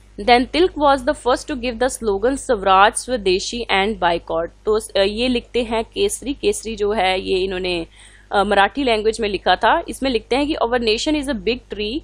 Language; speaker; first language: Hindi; non-native, local second language; Punjabi